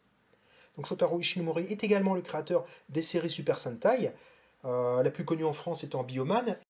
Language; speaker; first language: French; native; French